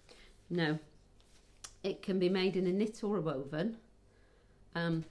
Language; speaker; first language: English; native; English